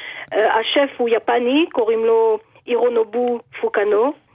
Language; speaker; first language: Hebrew; non-native, fluent; French